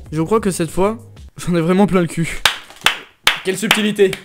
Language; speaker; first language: French; native; French